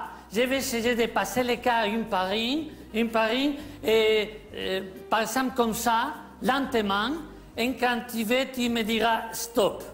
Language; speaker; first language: French; non-native, learner; Spanish